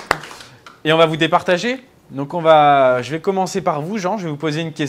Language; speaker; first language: French; native; French